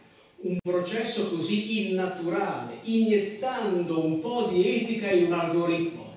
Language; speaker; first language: Italian; native; Italian